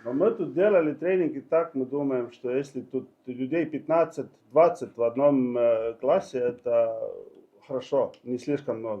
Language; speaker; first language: Russian; non-native, learner; Estonian